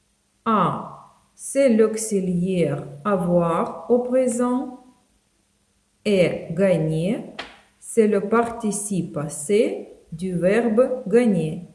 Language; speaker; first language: French; non-native, fluent; Ukrainian